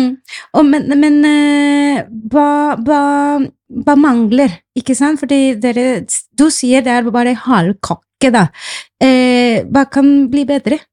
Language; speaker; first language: Norwegian; non-native, fluent; Spanish